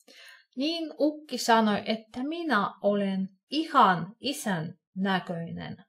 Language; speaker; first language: Finnish; non-native, fluent; Russian